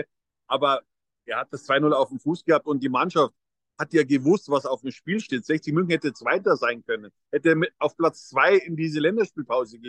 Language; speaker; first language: German; native; German